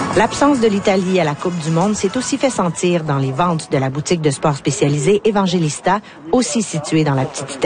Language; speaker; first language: French; native; French